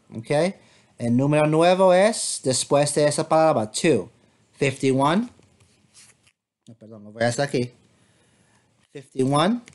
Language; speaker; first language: Spanish; non-native, fluent; English